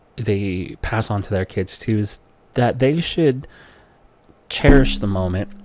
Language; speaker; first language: English; non-native, local second language; Filipino